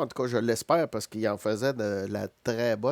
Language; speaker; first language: French; native; French